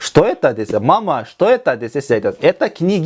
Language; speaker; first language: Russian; non-native, local second language; Kyrgyz